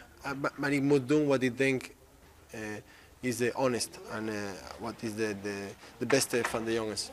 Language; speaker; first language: Dutch; non-native, learner; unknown